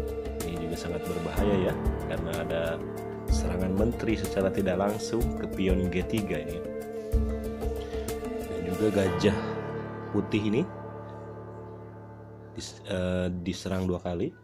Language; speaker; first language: Indonesian; native; Indonesian